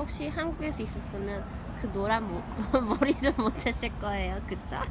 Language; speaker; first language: Korean; early bilingual, heritage; English